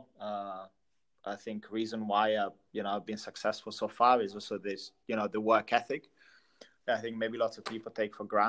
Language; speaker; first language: English; non-native, fluent; Italian